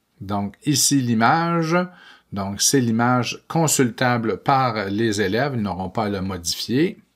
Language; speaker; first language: French; native; French